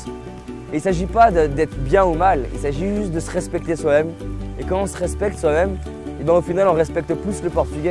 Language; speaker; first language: French; native; French